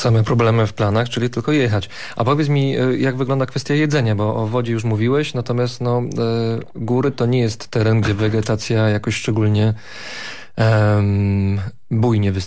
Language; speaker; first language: Polish; native; Polish